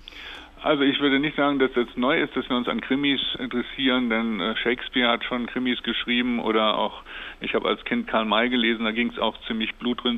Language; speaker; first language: German; native; German